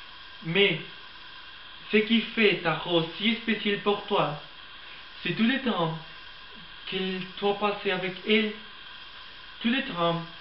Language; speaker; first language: French; non-native, learner; Spanish